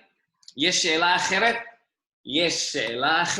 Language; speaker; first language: Hebrew; non-native, fluent; Indonesian